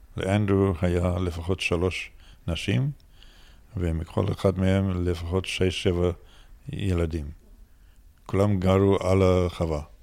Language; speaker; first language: Hebrew; non-native, fluent; English